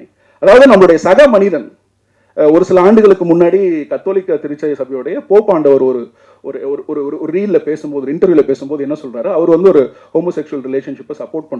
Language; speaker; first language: Tamil; native; Tamil